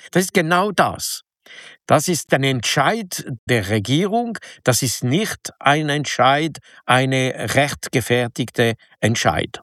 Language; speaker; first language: German; non-native, local second language; French